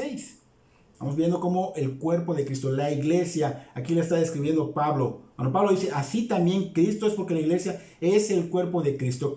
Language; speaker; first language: Spanish; native; Spanish